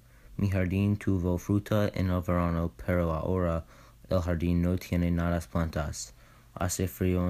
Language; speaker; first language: Spanish; non-native, learner; English